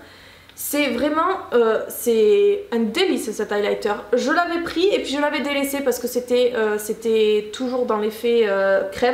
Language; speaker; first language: French; native; French